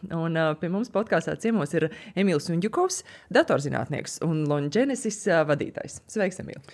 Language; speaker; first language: Latvian; native; Latvian